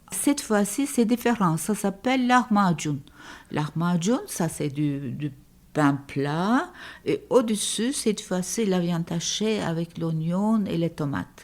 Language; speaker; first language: French; non-native, fluent; Turkish